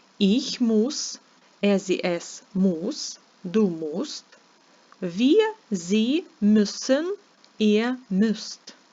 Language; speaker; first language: German; non-native, fluent; Ukrainian